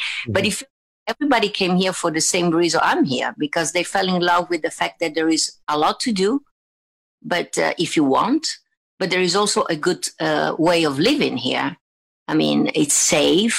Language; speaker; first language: English; non-native, fluent; Italian